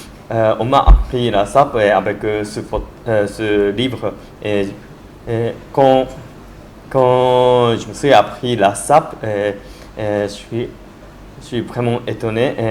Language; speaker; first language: French; non-native, learner; Japanese